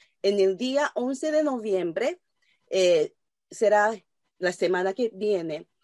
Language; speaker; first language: Spanish; non-native, learner; Japanese